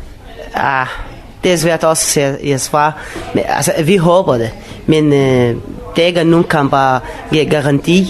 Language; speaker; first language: Danish; non-native, learner; Arabic